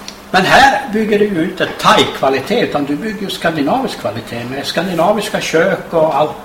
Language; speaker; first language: Swedish; native; Swedish